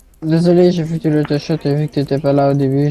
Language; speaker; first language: French; native; French